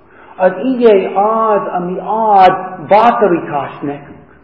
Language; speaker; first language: Hungarian; non-native, fluent; English